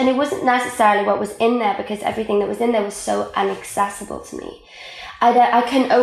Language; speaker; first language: English; non-native, local second language; Welsh